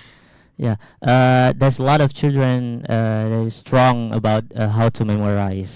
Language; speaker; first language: English; non-native, learner; Indonesian